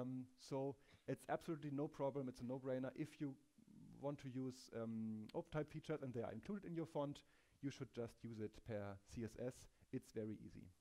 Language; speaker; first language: English; non-native, fluent; German